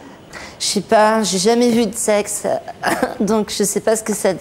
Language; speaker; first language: French; native; French